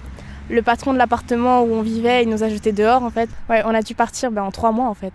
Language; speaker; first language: French; native; French